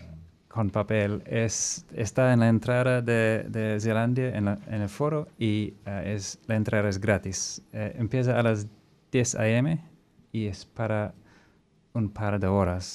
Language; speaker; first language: Spanish; non-native, fluent; English